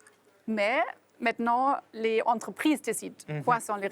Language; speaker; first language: French; non-native, fluent; German